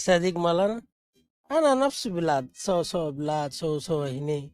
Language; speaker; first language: Arabic; non-native, learner; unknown